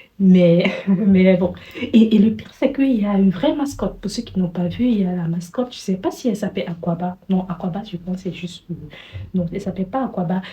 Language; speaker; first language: French; native; French